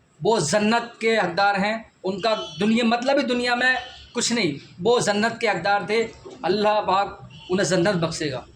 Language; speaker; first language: Hindi; native; Hindi